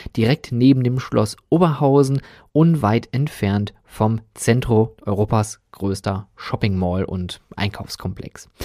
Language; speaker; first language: German; native; German